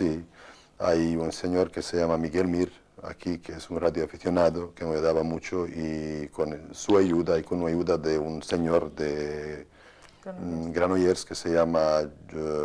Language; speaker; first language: Spanish; non-native, fluent; Bosnian